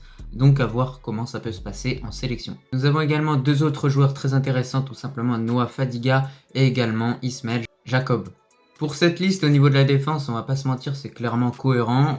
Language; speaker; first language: French; native; French